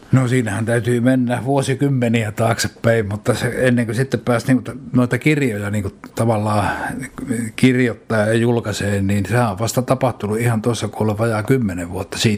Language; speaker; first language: Finnish; native; Finnish